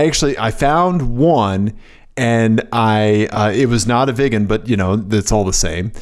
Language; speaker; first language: English; native; English